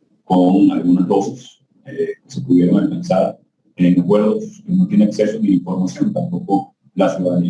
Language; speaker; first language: Spanish; native; Spanish